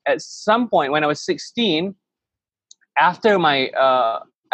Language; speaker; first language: English; non-native, local second language; Malay